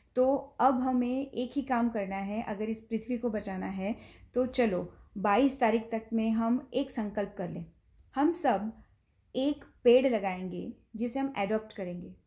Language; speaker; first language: Hindi; non-native, local second language; Gujarati